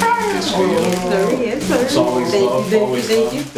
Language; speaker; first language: English; native; English